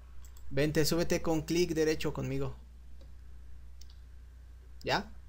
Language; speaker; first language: Spanish; native; Spanish